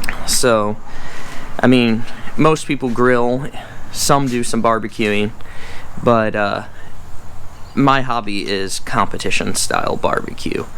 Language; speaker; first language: English; native; English